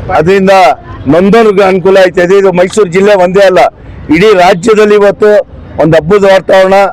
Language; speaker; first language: Kannada; non-native, local second language; Urdu